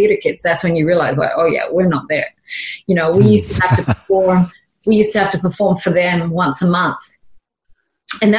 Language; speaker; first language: English; native; English